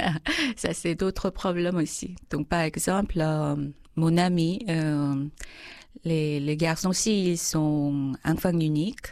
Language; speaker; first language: French; non-native, fluent; Korean